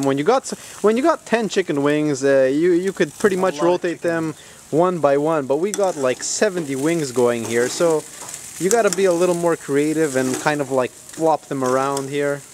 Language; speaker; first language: English; native; English